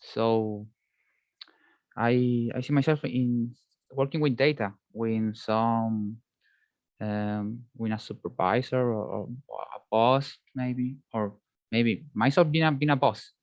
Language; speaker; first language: English; non-native, learner; Spanish